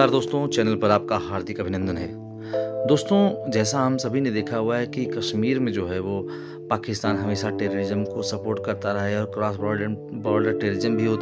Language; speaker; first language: Hindi; native; Hindi